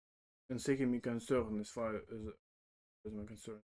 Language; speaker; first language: French; non-native, learner; Russian